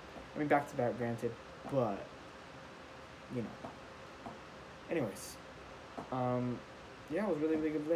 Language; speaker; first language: English; native; English